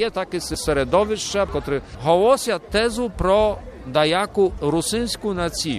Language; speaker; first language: Ukrainian; early bilingual, heritage; Rusyn